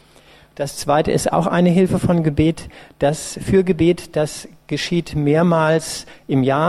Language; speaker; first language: German; native; German